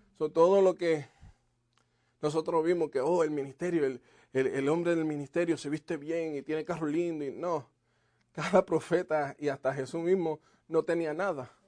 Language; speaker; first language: Spanish; native; Spanish